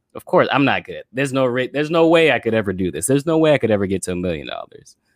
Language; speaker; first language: English; native; English